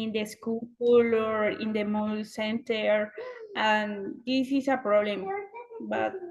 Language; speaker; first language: English; non-native, learner; Spanish